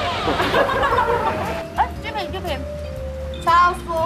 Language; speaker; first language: Chinese; native; Chinese